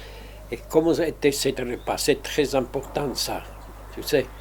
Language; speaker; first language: French; non-native, fluent; Spanish